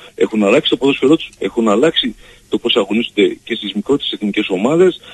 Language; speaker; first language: Greek; native; Greek